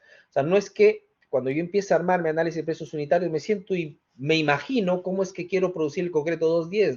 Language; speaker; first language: Spanish; native; Spanish